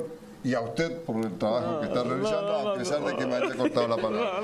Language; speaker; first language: Spanish; native; Spanish